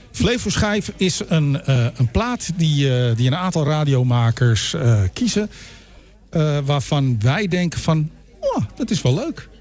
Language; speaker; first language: Dutch; native; Dutch